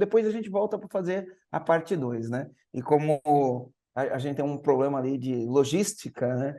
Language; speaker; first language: Portuguese; native; Portuguese